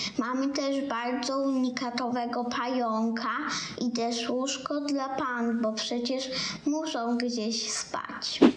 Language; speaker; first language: Polish; native; Polish